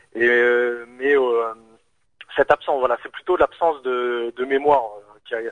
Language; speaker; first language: French; native; French